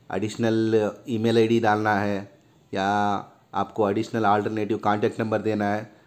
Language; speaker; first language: Hindi; non-native, local second language; Urdu